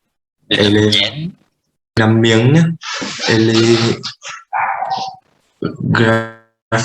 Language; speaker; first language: French; non-native, learner; Vietnamese